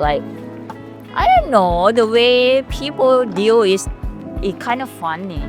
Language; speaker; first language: English; non-native, learner; Thai